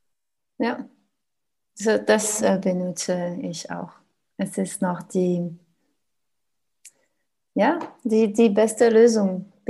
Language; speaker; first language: German; non-native, learner; French